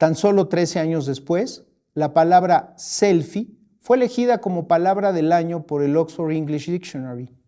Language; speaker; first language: Spanish; native; Spanish